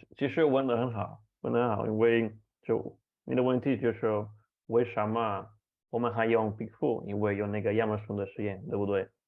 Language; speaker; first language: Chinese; non-native, fluent; Italian